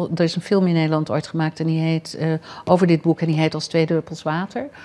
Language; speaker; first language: Dutch; native; Dutch